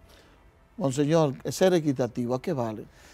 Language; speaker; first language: Spanish; native; Spanish